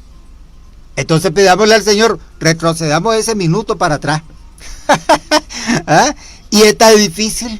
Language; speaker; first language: Spanish; native; Spanish